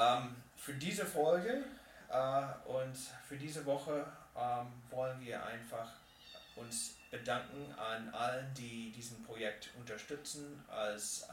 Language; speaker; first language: German; non-native, fluent; English